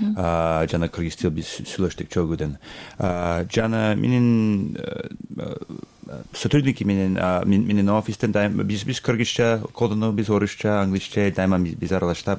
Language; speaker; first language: Kyrgyz; non-native, learner; English